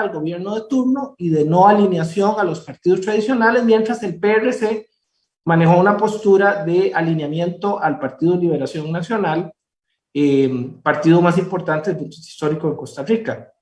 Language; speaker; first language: Spanish; native; Spanish